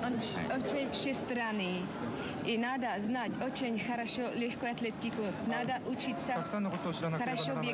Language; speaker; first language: Russian; non-native, learner; Czech